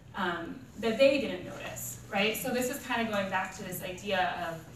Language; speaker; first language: English; native; English